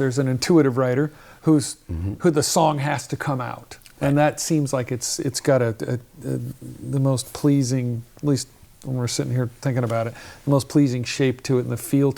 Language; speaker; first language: English; native; English